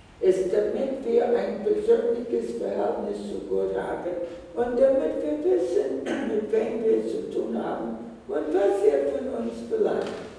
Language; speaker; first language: German; non-native, fluent; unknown